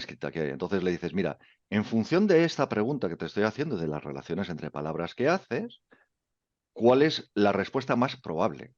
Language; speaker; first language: Spanish; native; Spanish